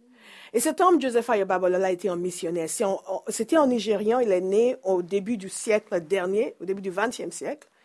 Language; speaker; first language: French; non-native, fluent; English